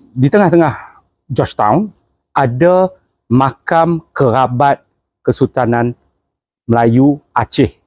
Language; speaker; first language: Malay; native; Malay